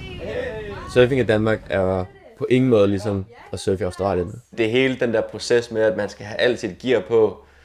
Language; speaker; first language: Danish; native; Danish